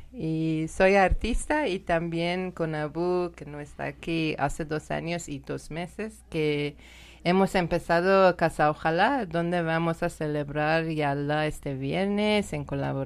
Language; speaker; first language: Spanish; non-native, learner; Persian